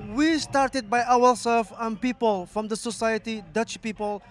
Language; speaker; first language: English; non-native, fluent; Somali